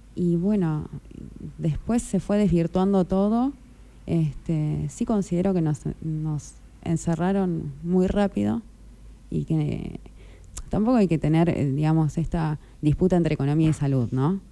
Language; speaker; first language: Spanish; native; Spanish